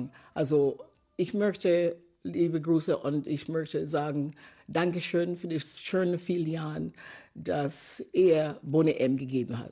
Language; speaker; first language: German; non-native, fluent; English